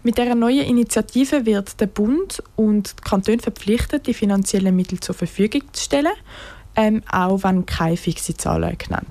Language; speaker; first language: German; native; German